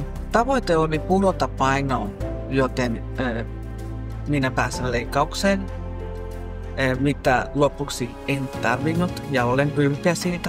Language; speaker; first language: Finnish; non-native, fluent; Spanish